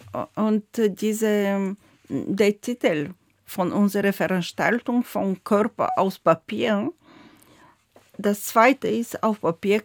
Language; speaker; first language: German; non-native, fluent; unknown